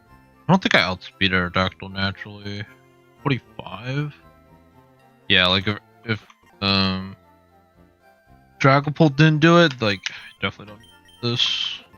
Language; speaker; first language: English; native; English